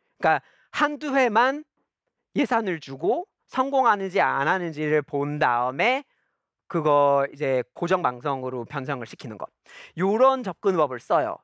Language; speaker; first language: Korean; non-native, fluent; English